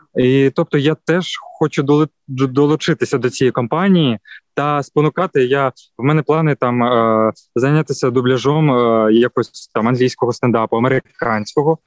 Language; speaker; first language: Ukrainian; non-native, local second language; Russian